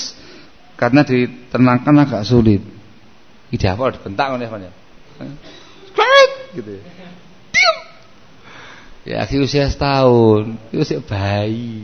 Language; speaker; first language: Indonesian; non-native, local second language; Javanese